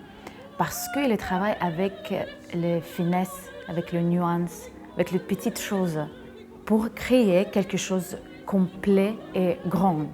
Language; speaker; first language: French; non-native, fluent; Russian